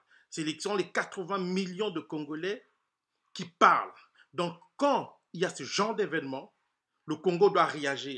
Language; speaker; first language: French; non-native, local second language; Lingala